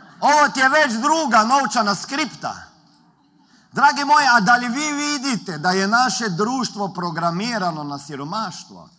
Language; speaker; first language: Croatian; native; Croatian